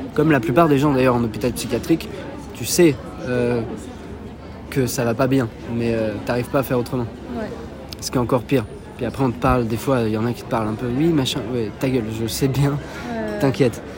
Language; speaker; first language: French; native; French